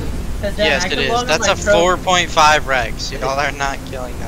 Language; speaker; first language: English; native; English